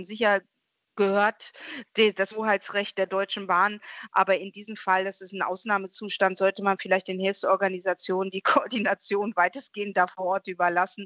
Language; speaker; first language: German; native; German